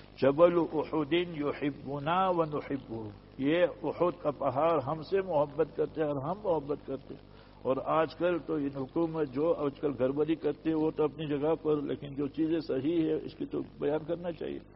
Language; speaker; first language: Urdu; non-native, fluent; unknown